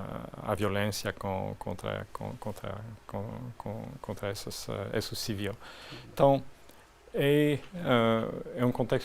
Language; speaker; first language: Portuguese; non-native, fluent; French